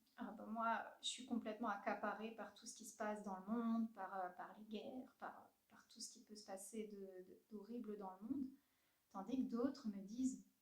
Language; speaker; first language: French; native; French